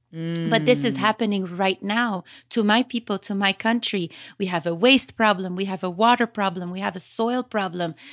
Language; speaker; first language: English; early bilingual, other home language; Arabic